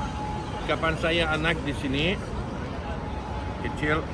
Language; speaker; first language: Indonesian; non-native, learner; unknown